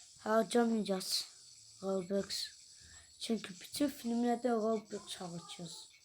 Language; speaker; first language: Turkish; early bilingual, heritage; Dutch